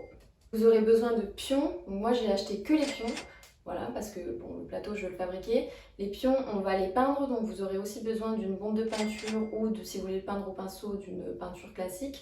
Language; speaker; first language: French; native; French